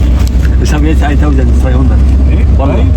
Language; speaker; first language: German; non-native, learner; Arabic